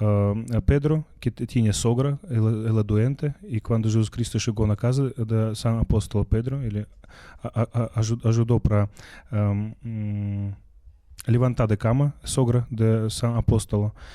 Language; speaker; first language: Portuguese; non-native, learner; Russian